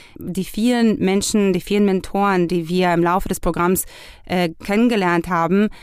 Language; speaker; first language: German; non-native, fluent; Hebrew